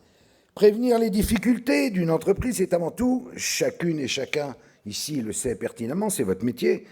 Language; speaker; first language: French; native; French